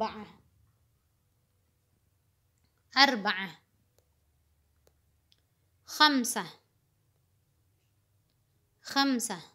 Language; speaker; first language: Arabic; non-native, fluent; Indonesian